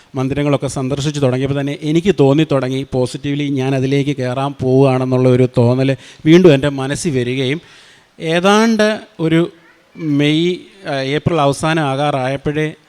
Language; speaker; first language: Malayalam; native; Malayalam